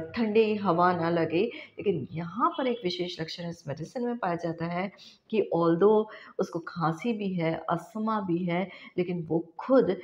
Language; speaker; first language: Hindi; non-native, local second language; Marathi